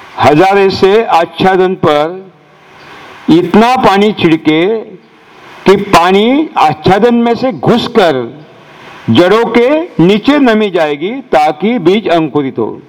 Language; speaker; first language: Hindi; non-native, local second language; Marathi